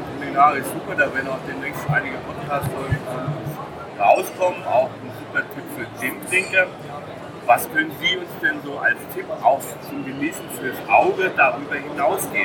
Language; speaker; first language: German; native; German